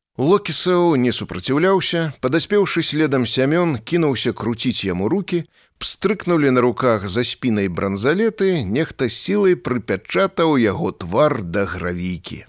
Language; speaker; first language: Belarusian; native; Belarusian